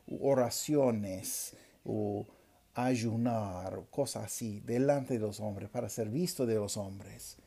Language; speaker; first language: Spanish; non-native, fluent; English